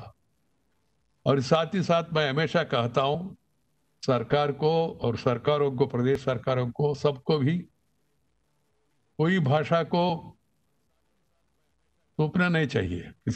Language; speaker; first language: Hindi; non-native, local second language; Telugu